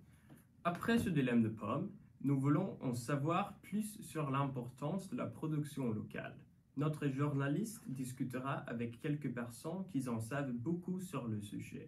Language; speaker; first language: French; non-native, learner; Swedish